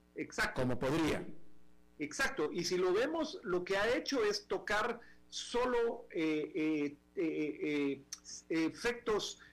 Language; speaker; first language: Spanish; native; Spanish